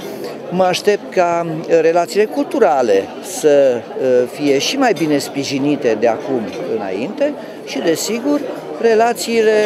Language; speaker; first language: Romanian; native; Romanian